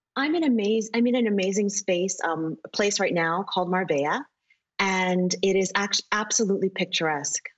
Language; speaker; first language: English; native; English